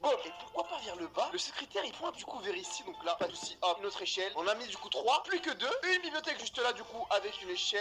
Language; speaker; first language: French; native; French